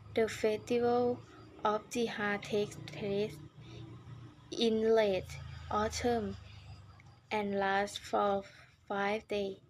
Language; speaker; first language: English; non-native, learner; Thai